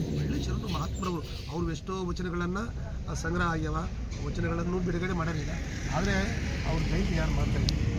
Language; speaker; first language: Kannada; non-native, local second language; Telugu